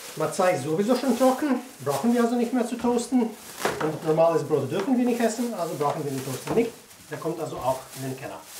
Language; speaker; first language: German; non-native, fluent; Croatian